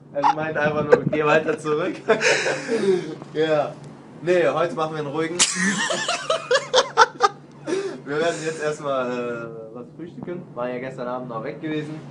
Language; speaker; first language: German; native; German